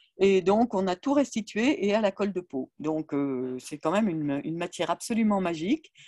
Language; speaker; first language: French; native; French